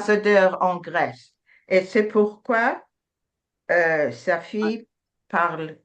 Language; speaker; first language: French; non-native, learner; English